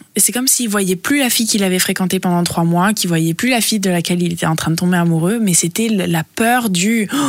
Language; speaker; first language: French; early bilingual, heritage; Italian